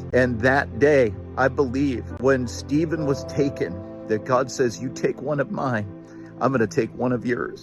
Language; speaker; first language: English; native; English